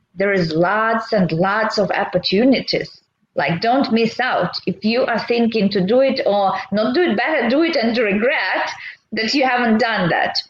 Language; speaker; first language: English; non-native, fluent; Russian